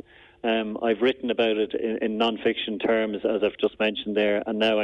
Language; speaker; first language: English; native; English